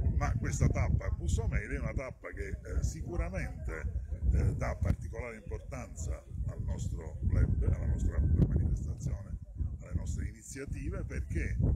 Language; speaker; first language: Italian; native; Italian